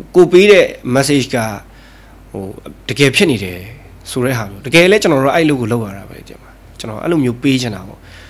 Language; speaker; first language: Burmese; native; Burmese